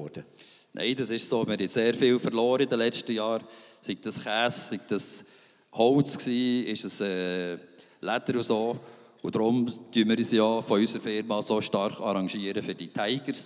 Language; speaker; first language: German; native; German